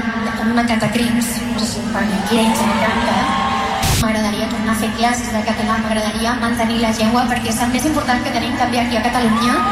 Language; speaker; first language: Catalan; non-native, local second language; Spanish